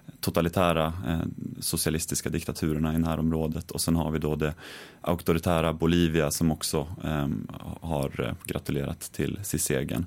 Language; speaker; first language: Swedish; native; Swedish